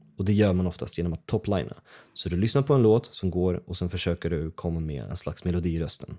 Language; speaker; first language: Swedish; early bilingual, other home language; Russian